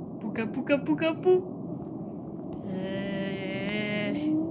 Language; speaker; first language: French; native; French